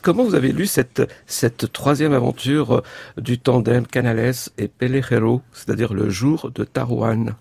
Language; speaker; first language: French; native; French